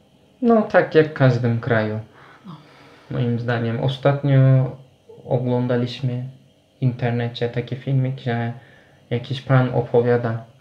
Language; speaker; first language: Polish; non-native, fluent; Turkish